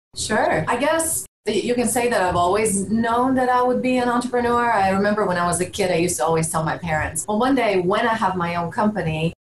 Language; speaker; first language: English; early bilingual, other home language; Bulgarian